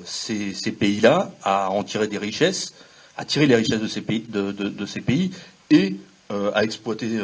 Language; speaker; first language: French; native; French